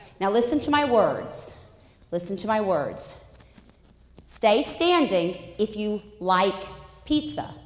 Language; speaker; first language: English; native; English